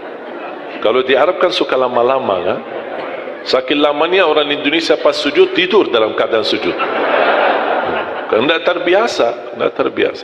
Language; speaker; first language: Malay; non-native, fluent; Arabic